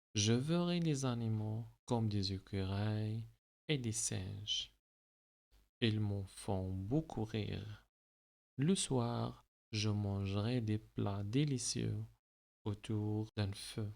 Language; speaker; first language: French; non-native, local second language; Arabic